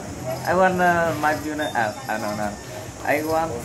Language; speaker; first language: English; non-native, learner; Vietnamese